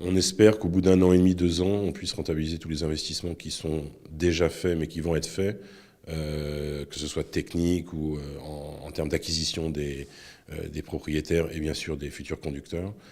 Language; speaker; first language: French; native; French